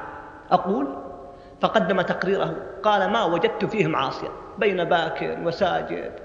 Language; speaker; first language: Arabic; native; Arabic